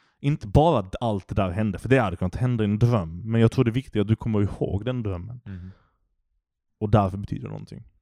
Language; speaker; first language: Swedish; early bilingual, other home language; Turkish